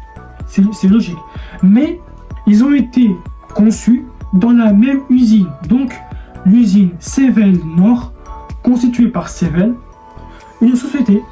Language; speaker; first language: French; native; French